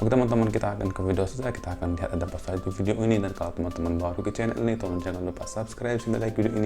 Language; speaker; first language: Indonesian; non-native, fluent; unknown